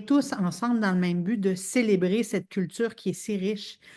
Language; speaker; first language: French; native; French